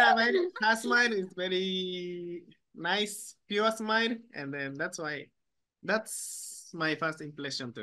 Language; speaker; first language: English; non-native, learner; Japanese